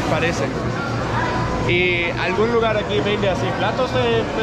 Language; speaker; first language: Spanish; non-native, fluent; Danish